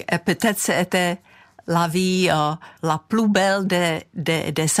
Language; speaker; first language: French; non-native, fluent; Czech